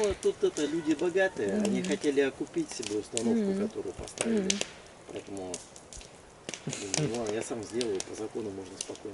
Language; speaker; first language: Russian; native; Russian